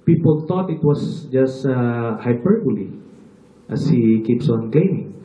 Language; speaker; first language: English; non-native, local second language; Filipino